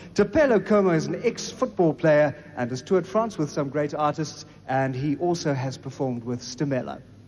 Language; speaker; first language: English; non-native, local second language; Afrikaans